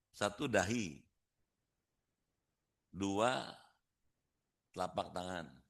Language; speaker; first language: Indonesian; native; Indonesian